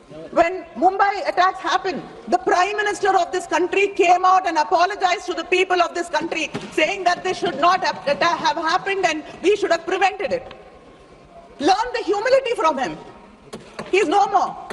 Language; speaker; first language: English; non-native, local second language; Tamil